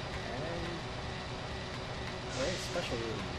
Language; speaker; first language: English; native; English